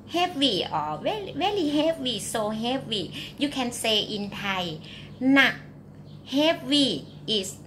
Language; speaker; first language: English; non-native, learner; Thai